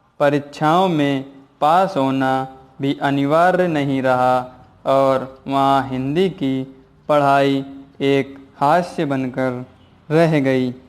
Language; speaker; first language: Hindi; native; Hindi